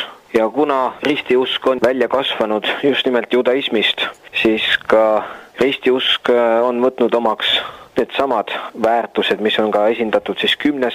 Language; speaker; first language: Estonian; native; Estonian